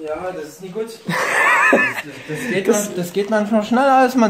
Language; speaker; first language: German; native; German